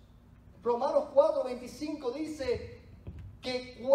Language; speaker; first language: Spanish; native; Spanish